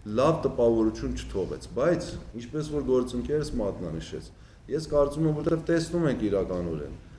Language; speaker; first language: Armenian; early bilingual, heritage; Armenian